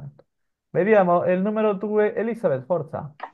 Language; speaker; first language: Italian; non-native, fluent; Spanish